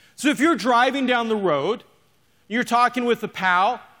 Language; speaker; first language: English; native; English